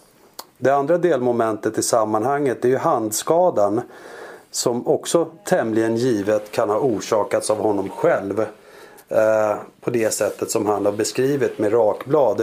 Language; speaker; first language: Swedish; native; Swedish